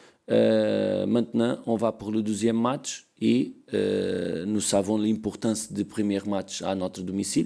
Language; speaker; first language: French; non-native, learner; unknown